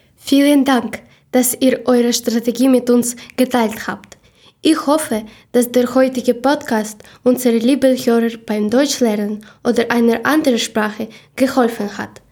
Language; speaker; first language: German; non-native, learner; Ukrainian